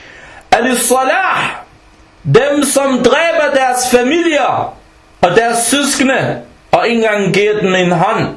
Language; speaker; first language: Danish; non-native, local second language; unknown